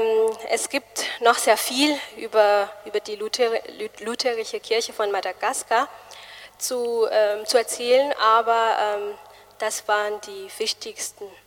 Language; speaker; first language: German; non-native, fluent; Malagasy